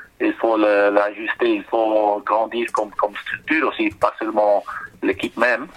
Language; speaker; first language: French; non-native, learner; Spanish